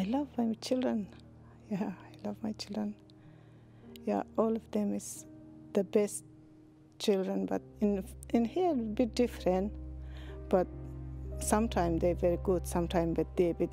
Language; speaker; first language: English; non-native, learner; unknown